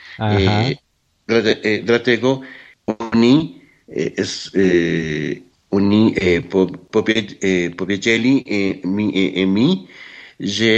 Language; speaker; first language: Polish; non-native, learner; Spanish